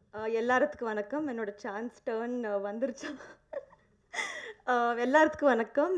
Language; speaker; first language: Tamil; non-native, learner; Telugu